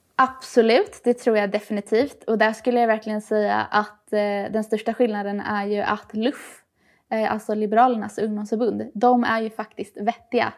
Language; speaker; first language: Swedish; early bilingual, other home language; Persian